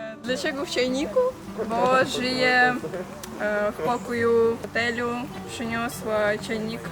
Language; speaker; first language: Polish; non-native, learner; Ukrainian